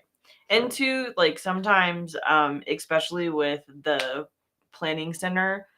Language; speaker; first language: English; native; English